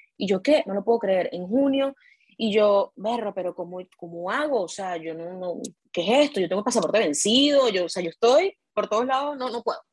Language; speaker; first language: Spanish; native; Spanish